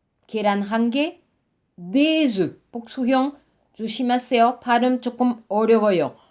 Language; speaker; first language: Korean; non-native, learner; French